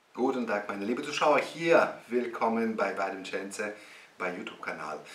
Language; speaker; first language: German; non-native, fluent; Russian